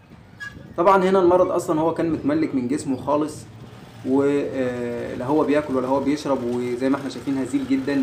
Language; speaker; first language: Arabic; native; Arabic